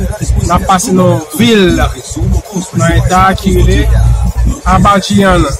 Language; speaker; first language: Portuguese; non-native, learner; Haitian Creole